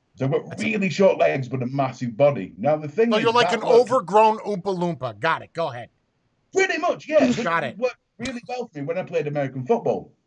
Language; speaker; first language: English; native; English